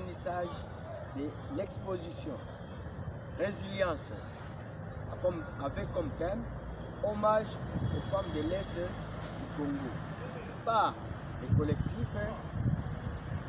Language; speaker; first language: French; non-native, local second language; Lingala